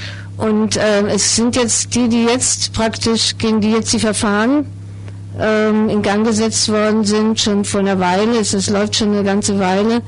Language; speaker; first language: German; native; German